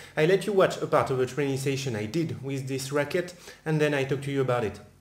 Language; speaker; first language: English; non-native, fluent; French